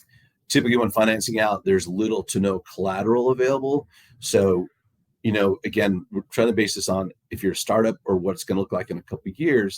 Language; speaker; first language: English; native; English